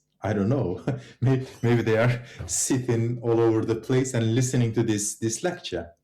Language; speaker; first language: English; non-native, fluent; Turkish